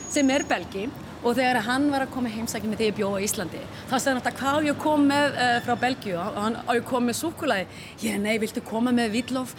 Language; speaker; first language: Icelandic; early bilingual, heritage; Dutch